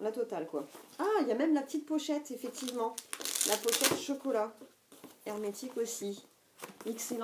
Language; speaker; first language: French; native; French